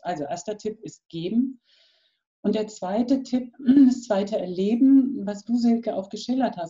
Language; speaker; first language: German; native; German